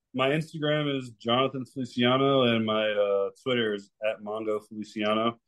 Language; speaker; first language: English; early bilingual, other home language; Spanish